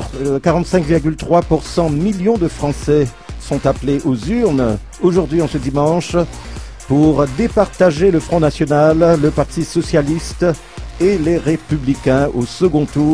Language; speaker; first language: French; native; French